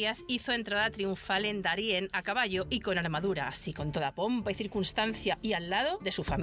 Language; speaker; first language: Spanish; native; Spanish